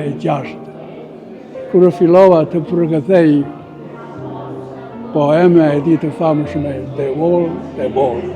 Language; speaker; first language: Albanian; non-native, fluent; Chinese